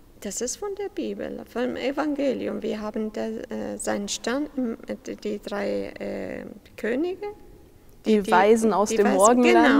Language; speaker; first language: German; non-native, fluent; Syriac